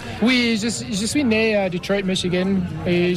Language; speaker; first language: French; non-native, fluent; English